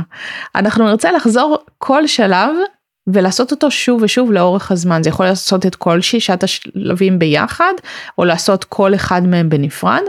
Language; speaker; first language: Hebrew; native; Hebrew